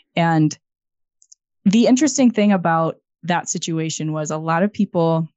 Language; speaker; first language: English; native; English